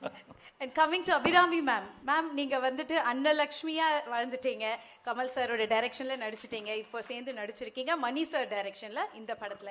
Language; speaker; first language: Tamil; native; Tamil